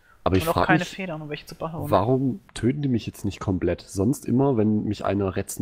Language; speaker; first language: German; native; German